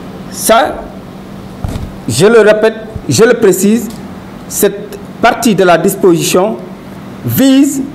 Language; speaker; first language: French; non-native, local second language; Wolof